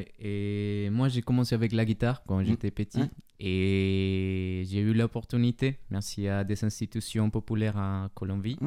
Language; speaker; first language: French; non-native, learner; Spanish